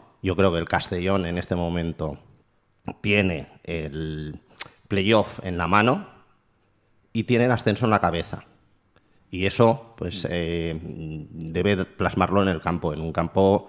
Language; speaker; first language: Spanish; native; Spanish